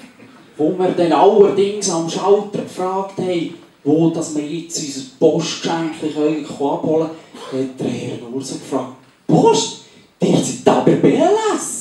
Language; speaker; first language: German; native; German